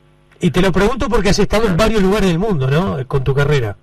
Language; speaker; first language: Spanish; native; Spanish